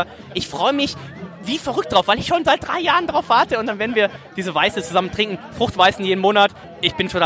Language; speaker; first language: German; native; German